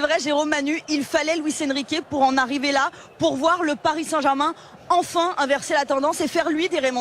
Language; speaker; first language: French; native; French